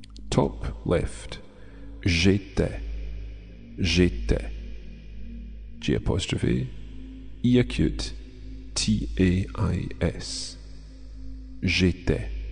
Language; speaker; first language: French; non-native, fluent; English